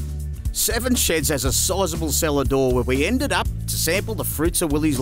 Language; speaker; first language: English; native; English